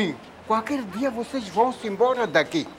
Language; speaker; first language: Portuguese; non-native, local second language; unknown